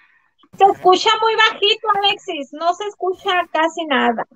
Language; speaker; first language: Spanish; native; Spanish